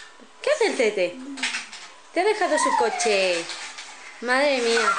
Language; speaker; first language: Spanish; native; Spanish